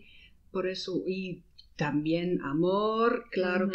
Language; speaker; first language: Spanish; non-native, learner; German